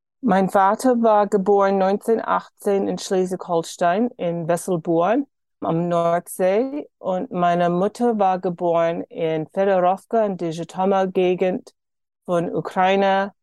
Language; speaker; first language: German; early bilingual, heritage; German